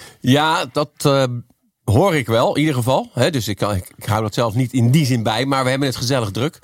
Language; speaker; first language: Dutch; native; Dutch